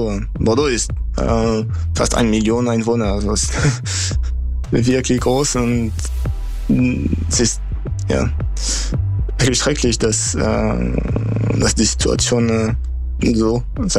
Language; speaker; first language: German; non-native, fluent; French